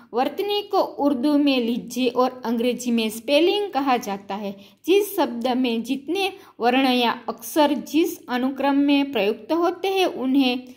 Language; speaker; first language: Hindi; non-native, local second language; Gujarati